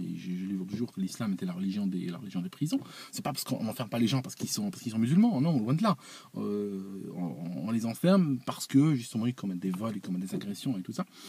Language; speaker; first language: French; non-native, local second language; Arabic